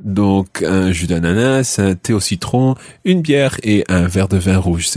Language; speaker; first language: French; non-native, fluent; English